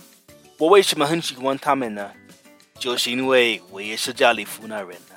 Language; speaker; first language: Chinese; non-native, fluent; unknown